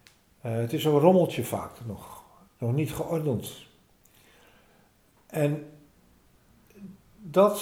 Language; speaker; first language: Dutch; native; Dutch